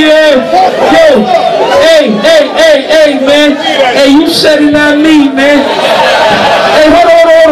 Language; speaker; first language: English; native; English